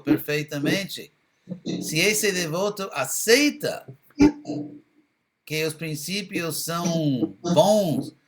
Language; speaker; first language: Portuguese; non-native, fluent; English